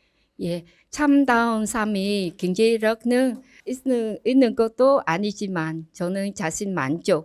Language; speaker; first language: Korean; non-native, learner; Vietnamese